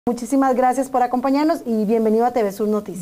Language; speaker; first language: Spanish; native; Spanish